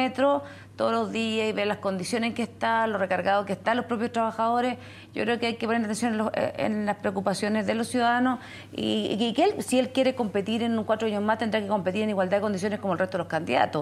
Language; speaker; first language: Spanish; native; Spanish